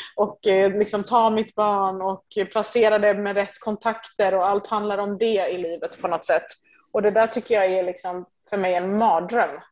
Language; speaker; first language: Swedish; early bilingual, other home language; Persian